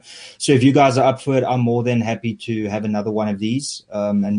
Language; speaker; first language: English; non-native, local second language; Afrikaans